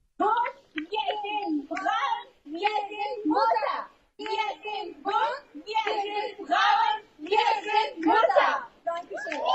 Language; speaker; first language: German; non-native, learner; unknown